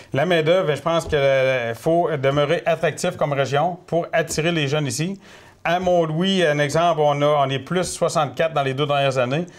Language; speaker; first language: French; native; French